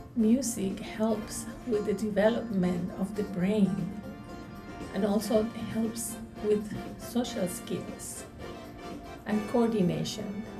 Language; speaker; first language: English; non-native, fluent; Spanish